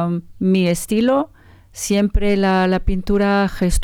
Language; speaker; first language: Spanish; non-native, learner; French